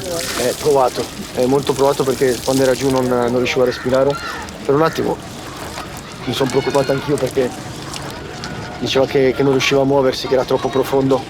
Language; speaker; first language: Italian; native; Italian